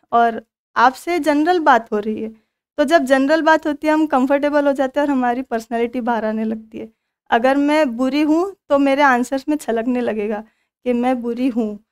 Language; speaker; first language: Hindi; non-native, local second language; Marathi